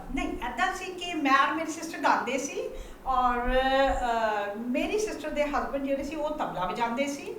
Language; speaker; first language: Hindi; non-native, local second language; Sindhi